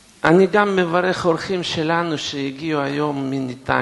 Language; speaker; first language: Hebrew; non-native, fluent; Russian